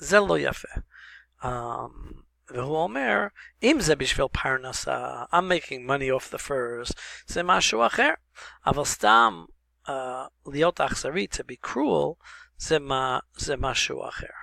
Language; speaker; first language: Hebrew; non-native, fluent; English